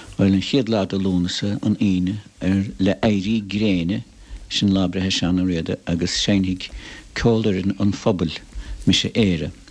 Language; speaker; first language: Irish; native; Irish